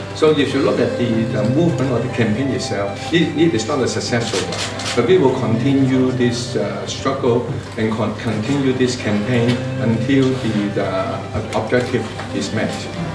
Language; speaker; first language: English; non-native, local second language; Cantonese